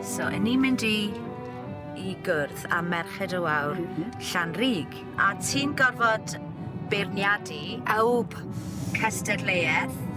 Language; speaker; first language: Welsh; native; Welsh